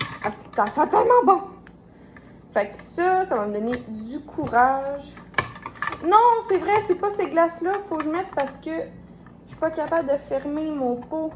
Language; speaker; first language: French; native; French